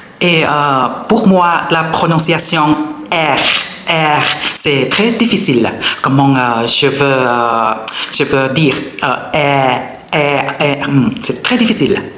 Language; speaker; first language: French; non-native, learner; Thai